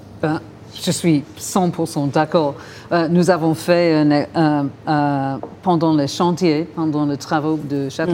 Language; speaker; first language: French; non-native, fluent; English